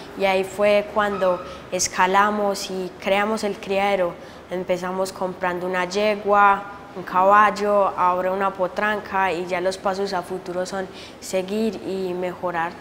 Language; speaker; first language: Spanish; early bilingual, heritage; Spanish